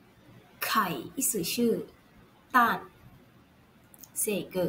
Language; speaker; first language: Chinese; non-native, learner; Thai